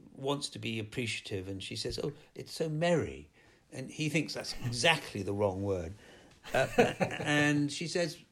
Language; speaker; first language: English; native; English